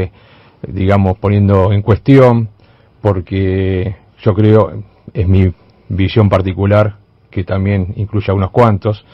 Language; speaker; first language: Spanish; native; Spanish